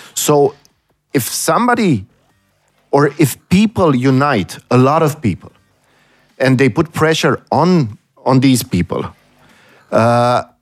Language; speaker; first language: English; non-native, fluent; Romanian